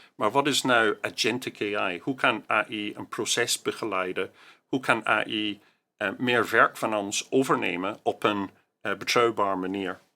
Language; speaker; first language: Dutch; non-native, fluent; English